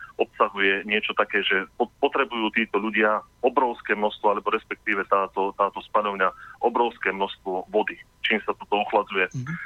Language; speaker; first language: Slovak; native; Slovak